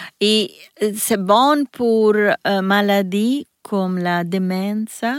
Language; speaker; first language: French; non-native, learner; Italian